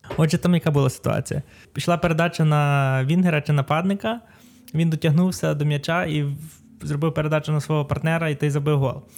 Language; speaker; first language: Ukrainian; native; Ukrainian